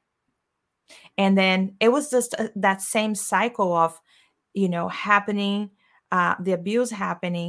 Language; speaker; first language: English; non-native, fluent; Portuguese